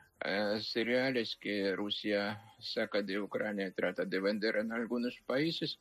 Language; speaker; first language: Spanish; non-native, fluent; Ukrainian